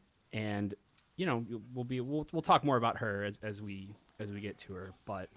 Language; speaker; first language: English; native; English